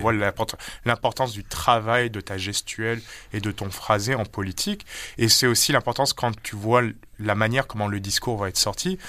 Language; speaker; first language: French; native; French